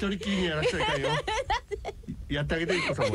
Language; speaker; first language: Japanese; native; Japanese